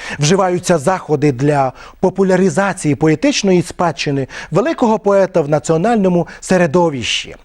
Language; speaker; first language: Ukrainian; non-native, local second language; Romany